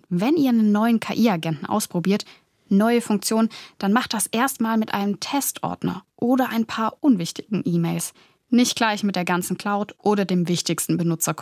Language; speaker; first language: German; native; German